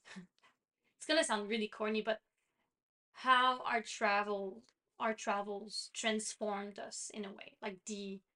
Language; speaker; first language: English; non-native, fluent; French